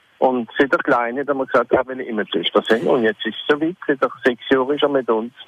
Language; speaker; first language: German; non-native, local second language; French